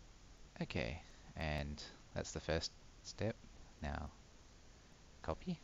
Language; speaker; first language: English; native; English